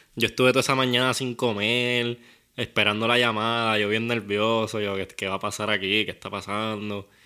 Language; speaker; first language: Spanish; native; Spanish